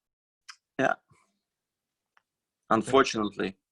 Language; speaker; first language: English; non-native, fluent; Russian